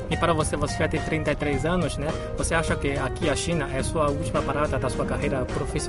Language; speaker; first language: Portuguese; non-native, fluent; Chinese